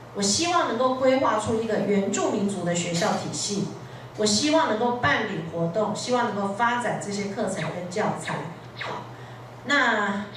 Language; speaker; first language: Chinese; native; Chinese